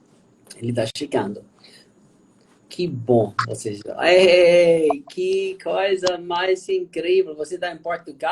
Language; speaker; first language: Portuguese; non-native, fluent; German